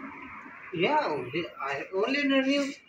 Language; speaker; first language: English; non-native, learner; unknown